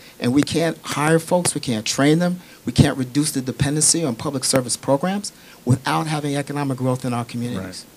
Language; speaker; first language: English; native; English